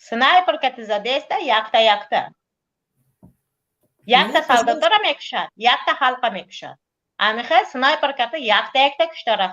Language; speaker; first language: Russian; non-native, local second language; Tajik